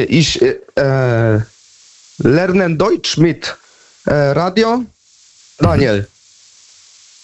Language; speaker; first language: German; non-native, learner; Polish